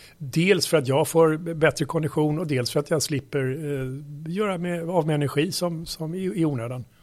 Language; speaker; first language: Swedish; native; Swedish